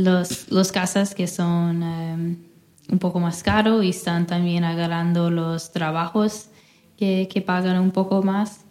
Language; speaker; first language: Spanish; non-native, fluent; English